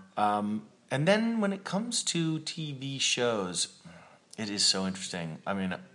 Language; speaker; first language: English; native; English